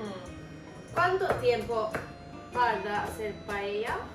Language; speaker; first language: Spanish; non-native, fluent; Turkish